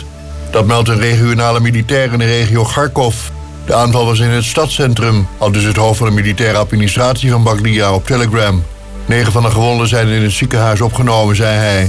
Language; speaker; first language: Dutch; native; Dutch